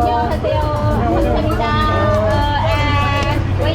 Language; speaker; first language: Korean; non-native, learner; Indonesian